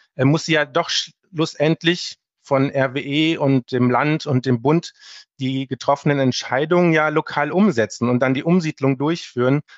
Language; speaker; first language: German; native; German